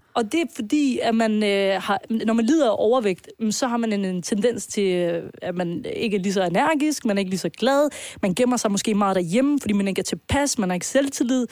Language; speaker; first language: Danish; early bilingual, other home language; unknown